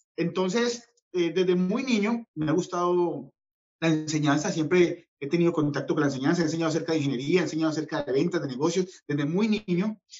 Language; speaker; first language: Spanish; native; Spanish